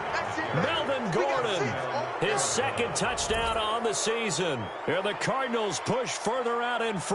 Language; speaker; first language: English; native; English